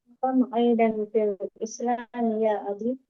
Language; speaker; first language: Arabic; non-native, learner; Indonesian